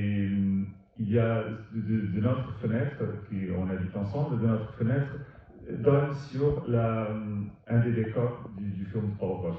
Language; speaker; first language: French; non-native, fluent; Portuguese